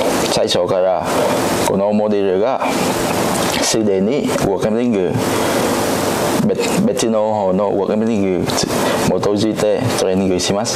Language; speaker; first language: Japanese; non-native, learner; Vietnamese